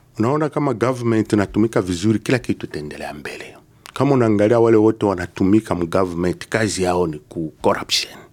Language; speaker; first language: Swahili; native; Swahili